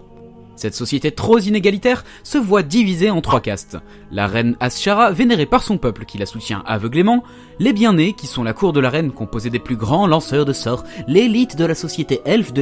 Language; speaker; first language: French; native; French